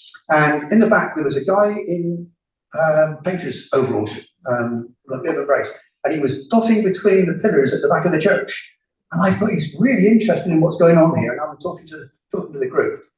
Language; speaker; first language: English; native; English